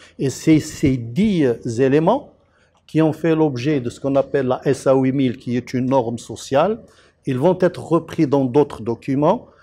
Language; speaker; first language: French; non-native, local second language; Arabic